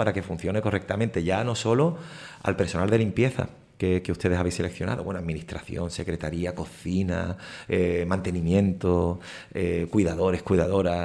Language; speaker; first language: Spanish; native; Spanish